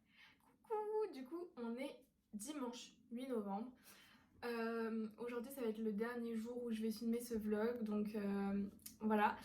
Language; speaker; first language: French; native; French